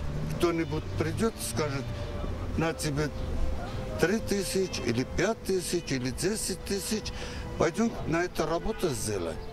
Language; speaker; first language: Russian; non-native, learner; Armenian